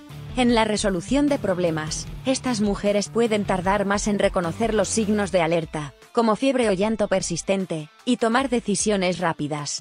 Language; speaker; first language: Spanish; native; Spanish